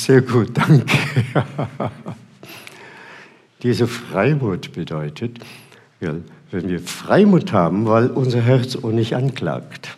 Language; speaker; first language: German; non-native, fluent; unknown